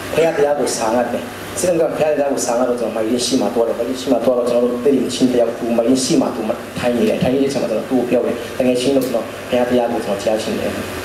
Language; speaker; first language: Burmese; non-native, local second language; Hakha Chin